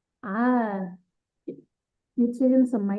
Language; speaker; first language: Chinese; non-native, fluent; Indonesian